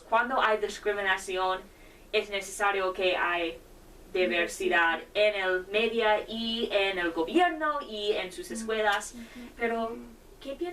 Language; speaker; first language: Spanish; non-native, learner; English